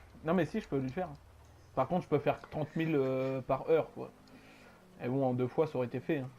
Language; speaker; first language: French; native; French